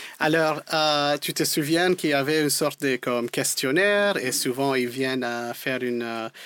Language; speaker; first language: French; non-native, fluent; Spanish